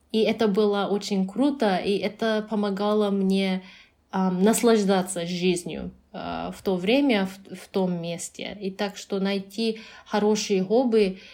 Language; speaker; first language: Russian; non-native, fluent; Japanese